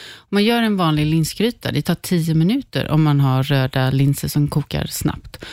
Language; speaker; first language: Swedish; native; Swedish